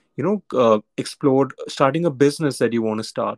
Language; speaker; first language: English; non-native, local second language; Hindi